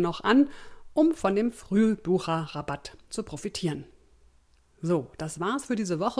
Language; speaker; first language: German; native; German